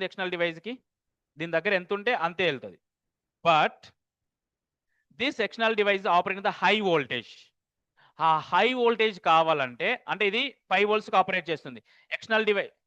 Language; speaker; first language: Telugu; native; Telugu